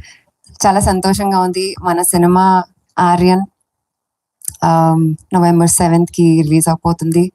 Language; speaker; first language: Telugu; non-native, fluent; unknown